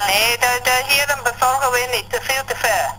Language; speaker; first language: Dutch; non-native, learner; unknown